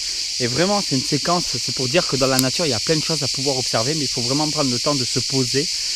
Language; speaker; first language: French; native; French